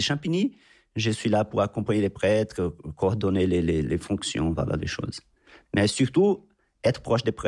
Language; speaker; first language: French; non-native, fluent; Portuguese